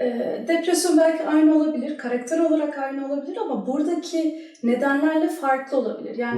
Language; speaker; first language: Turkish; early bilingual, heritage; Turkish